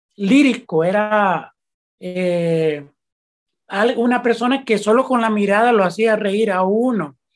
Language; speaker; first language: Spanish; early bilingual, heritage; Spanish